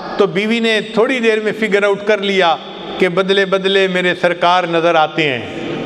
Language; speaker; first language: Urdu; non-native, local second language; Punjabi